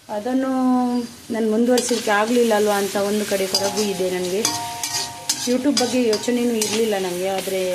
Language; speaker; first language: Kannada; non-native, local second language; Tulu